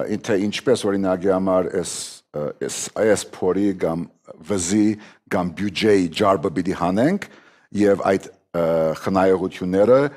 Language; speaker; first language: Armenian; early bilingual, heritage; Armenian